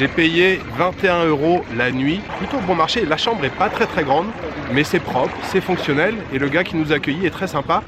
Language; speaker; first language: French; native; French